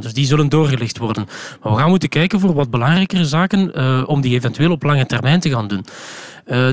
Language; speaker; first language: Dutch; native; Dutch